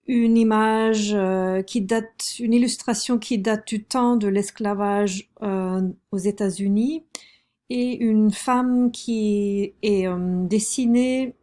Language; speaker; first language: French; non-native, fluent; German